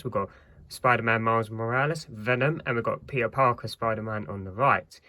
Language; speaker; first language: English; native; English